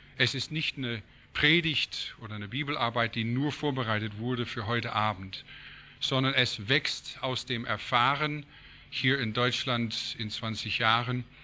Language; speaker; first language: German; non-native, fluent; English